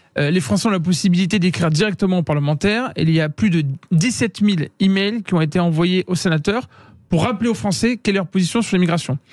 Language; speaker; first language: French; native; French